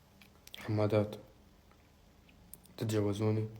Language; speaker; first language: Arabic; native; Arabic